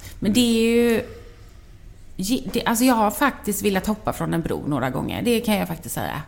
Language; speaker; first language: Swedish; native; Swedish